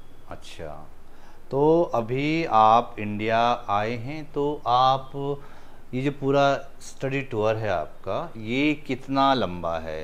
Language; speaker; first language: Hindi; native; Hindi